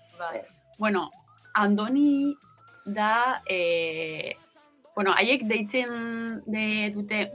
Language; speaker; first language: Basque; non-native, local second language; Spanish